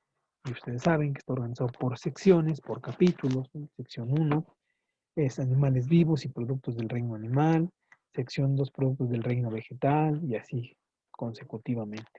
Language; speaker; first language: Spanish; native; Spanish